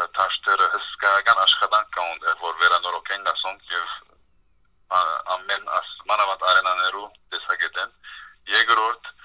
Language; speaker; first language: Armenian; early bilingual, heritage; Armenian